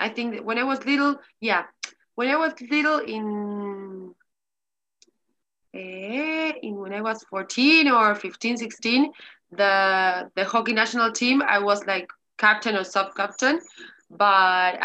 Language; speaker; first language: English; non-native, learner; Spanish